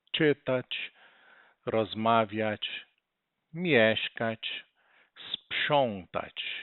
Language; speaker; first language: Polish; non-native, learner; Portuguese